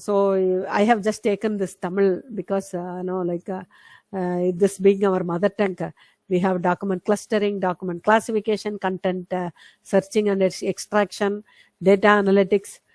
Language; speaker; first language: English; non-native, local second language; Tamil